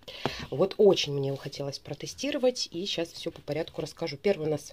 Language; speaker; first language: Russian; native; Russian